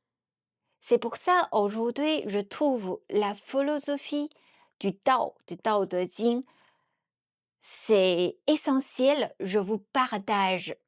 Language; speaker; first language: French; non-native, fluent; Chinese